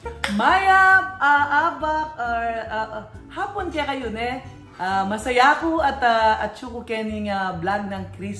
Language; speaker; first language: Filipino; non-native, local second language; Pampanga